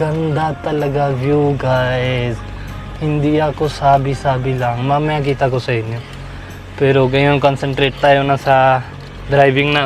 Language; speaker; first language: Filipino; non-native, learner; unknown